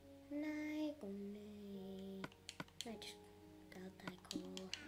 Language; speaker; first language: Welsh; non-native, local second language; English